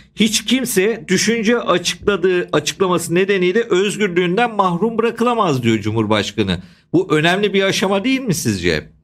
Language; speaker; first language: Turkish; native; Turkish